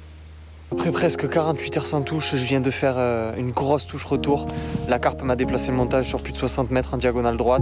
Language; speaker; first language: French; native; French